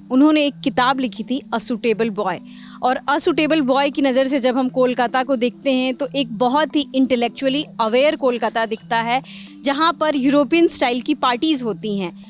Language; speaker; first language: Hindi; native; Hindi